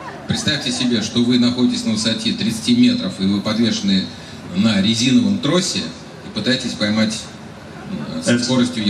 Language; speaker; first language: Russian; native; Russian